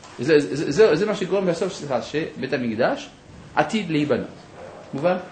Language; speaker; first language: Hebrew; non-native, fluent; French